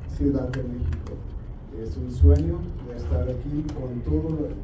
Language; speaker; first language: Spanish; non-native, learner; German